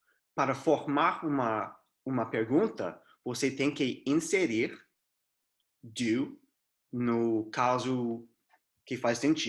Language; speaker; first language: Portuguese; non-native, fluent; English